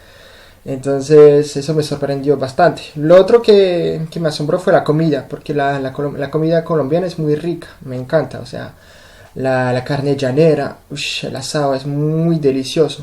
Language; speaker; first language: Spanish; non-native, fluent; French